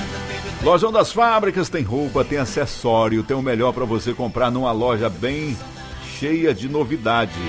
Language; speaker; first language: Portuguese; native; Portuguese